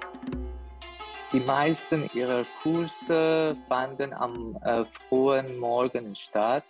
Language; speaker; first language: German; non-native, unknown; Persian